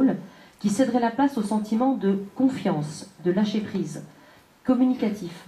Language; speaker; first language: French; native; French